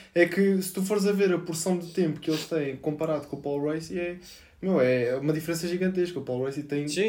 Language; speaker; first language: Portuguese; native; Portuguese